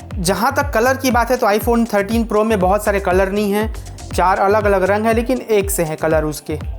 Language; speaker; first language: Hindi; native; Hindi